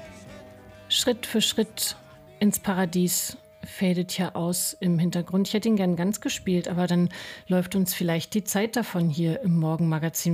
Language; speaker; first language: German; native; German